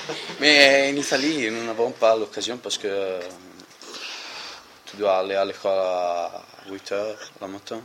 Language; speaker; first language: French; non-native, learner; Italian